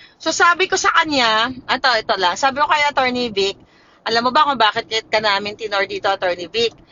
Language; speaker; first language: Filipino; non-native, local second language; Hiligaynon